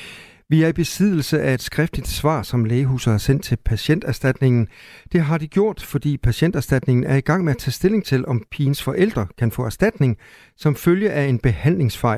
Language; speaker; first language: Danish; native; Danish